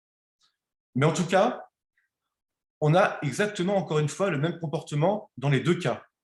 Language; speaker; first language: French; native; French